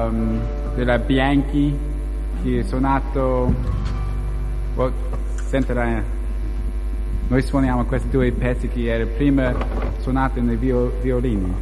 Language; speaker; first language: Italian; non-native, learner; English